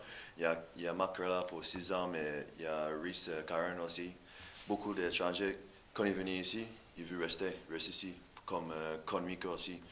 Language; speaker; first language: French; non-native, learner; English